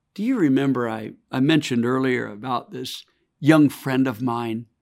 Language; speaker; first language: English; native; English